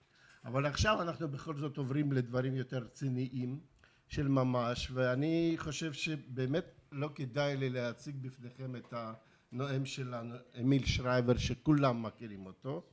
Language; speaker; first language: Hebrew; non-native, fluent; Russian